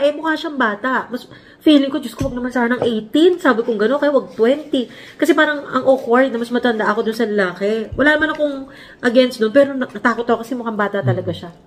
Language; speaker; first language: Filipino; native; Filipino